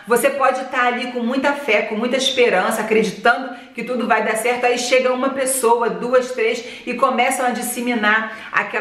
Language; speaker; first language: Portuguese; native; Portuguese